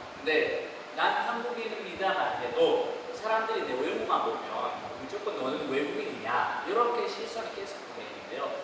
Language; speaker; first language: Korean; non-native, fluent; Arabic